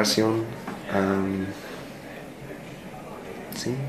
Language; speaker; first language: Spanish; non-native, learner; English